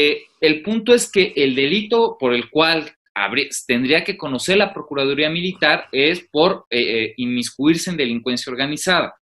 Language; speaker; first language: Spanish; native; Spanish